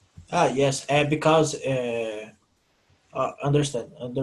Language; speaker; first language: English; non-native, learner; Portuguese